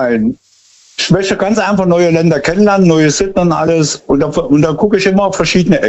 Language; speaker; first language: German; native; German